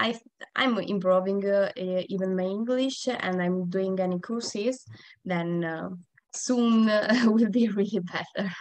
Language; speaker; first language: English; non-native, learner; Italian